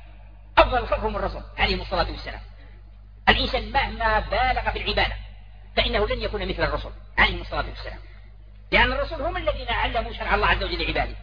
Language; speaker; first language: Arabic; native; Arabic